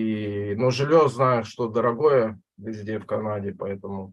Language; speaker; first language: Russian; non-native, local second language; Ukrainian